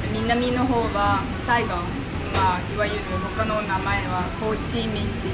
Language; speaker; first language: Japanese; non-native, fluent; Vietnamese